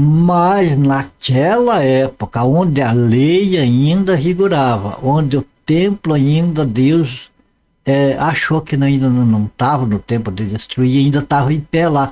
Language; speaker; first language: Portuguese; native; Portuguese